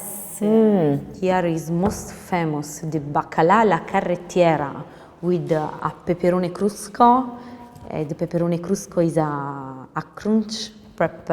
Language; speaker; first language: English; non-native, learner; Italian